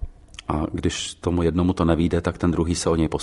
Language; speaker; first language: Czech; native; Czech